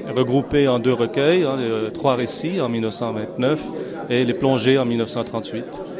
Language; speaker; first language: French; native; French